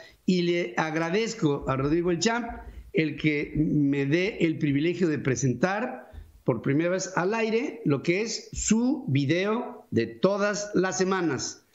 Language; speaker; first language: Spanish; native; Spanish